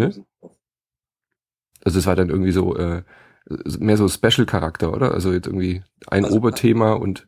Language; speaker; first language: German; native; German